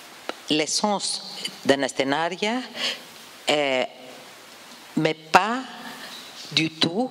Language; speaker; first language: French; non-native, fluent; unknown